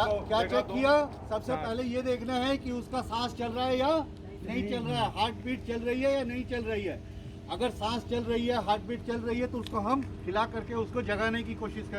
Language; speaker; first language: Hindi; native; Hindi